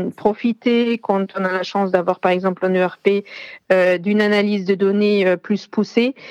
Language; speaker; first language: French; non-native, fluent; German